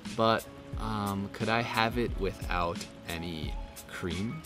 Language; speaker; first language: English; native; English